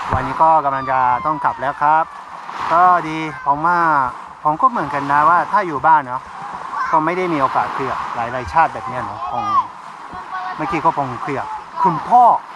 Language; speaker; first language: Thai; native; Thai